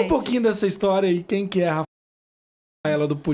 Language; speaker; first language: Portuguese; native; Portuguese